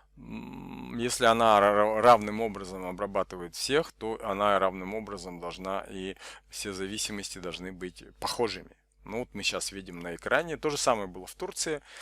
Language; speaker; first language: Russian; native; Russian